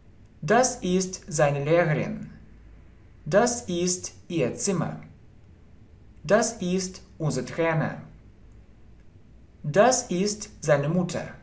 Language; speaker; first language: German; non-native, fluent; Russian